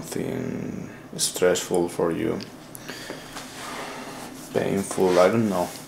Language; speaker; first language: English; non-native, learner; Spanish